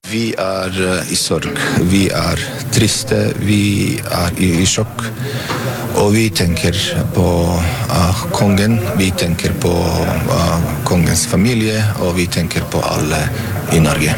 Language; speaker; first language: Norwegian; non-native, fluent; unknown